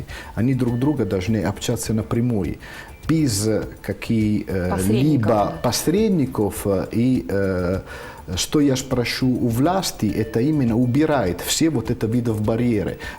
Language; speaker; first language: Russian; non-native, fluent; Italian